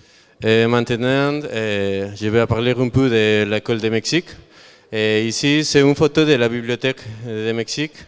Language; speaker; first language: French; non-native, learner; Spanish